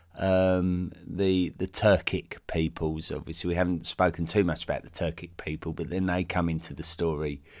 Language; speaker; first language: English; native; English